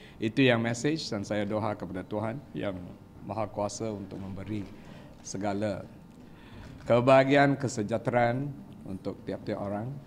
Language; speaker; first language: Malay; non-native, local second language; Tamil